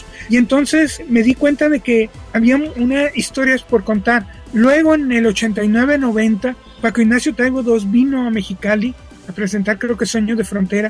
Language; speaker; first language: Spanish; native; Spanish